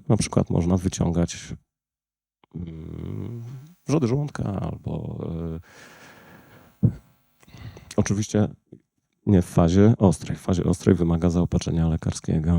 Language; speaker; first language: Polish; native; Polish